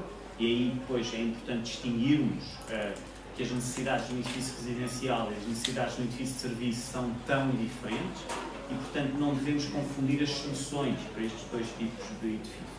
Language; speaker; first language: Portuguese; native; Portuguese